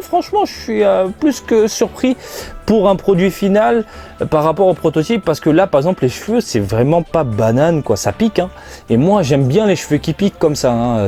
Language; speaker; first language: French; native; French